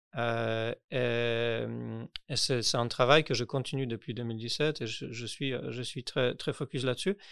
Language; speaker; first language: French; non-native, fluent; Polish